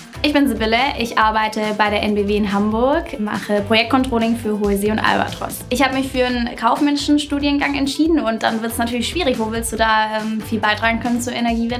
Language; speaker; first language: German; native; German